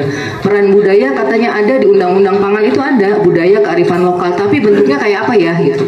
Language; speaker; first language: Indonesian; native; Indonesian